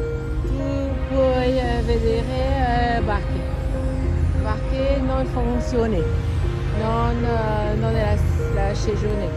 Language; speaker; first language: Italian; non-native, learner; Spanish